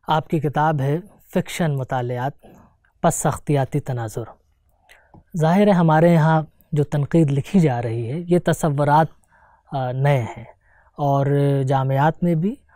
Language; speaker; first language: Hindi; native; Hindi